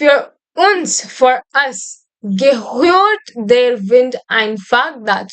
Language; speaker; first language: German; non-native, fluent; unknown